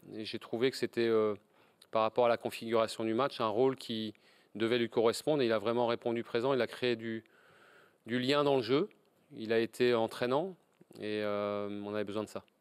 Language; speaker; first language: French; native; French